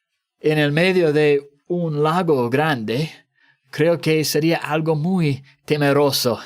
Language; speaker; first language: Spanish; non-native, fluent; English